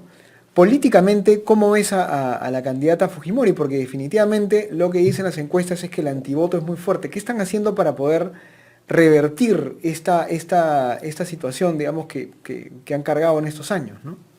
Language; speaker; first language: Spanish; native; Spanish